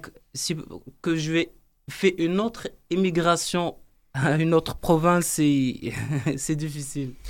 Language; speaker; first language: French; non-native, learner; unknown